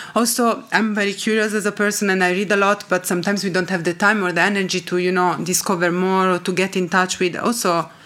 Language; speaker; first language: English; non-native, fluent; Italian